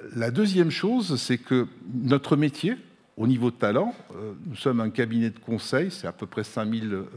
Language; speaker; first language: French; non-native, local second language; Arabic